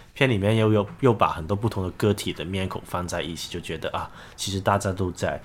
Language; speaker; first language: Chinese; non-native, local second language; Cantonese